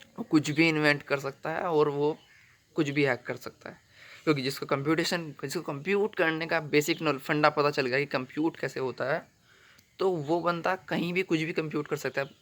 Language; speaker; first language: Hindi; native; Hindi